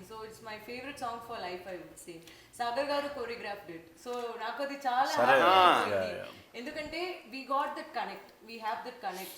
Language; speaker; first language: Telugu; non-native, learner; Tamil